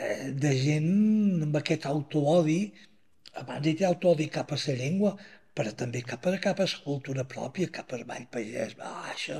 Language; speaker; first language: Catalan; native; Catalan